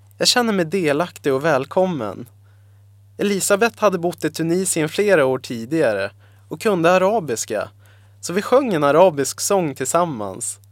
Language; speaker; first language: Swedish; non-native, fluent; Arabic